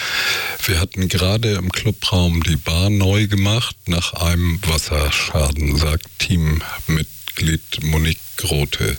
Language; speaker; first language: German; native; German